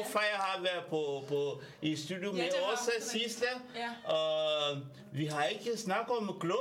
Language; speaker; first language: Danish; non-native, learner; French